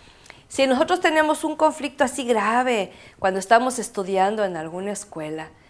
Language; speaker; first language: Spanish; native; Spanish